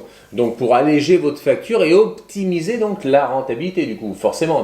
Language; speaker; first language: French; native; French